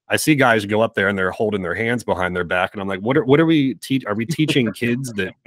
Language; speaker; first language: English; native; English